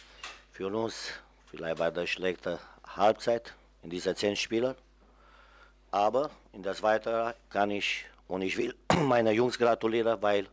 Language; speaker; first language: German; non-native, fluent; Romanian